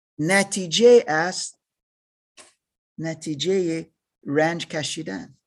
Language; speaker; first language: Persian; non-native, learner; English